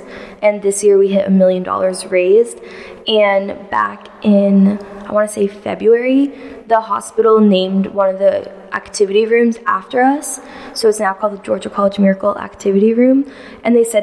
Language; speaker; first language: English; native; English